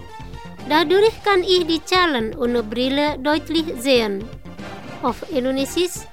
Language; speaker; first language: German; non-native, fluent; Indonesian